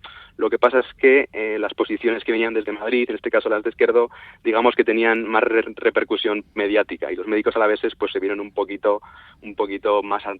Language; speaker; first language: Spanish; native; Spanish